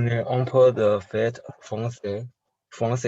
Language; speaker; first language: French; non-native, learner; Chinese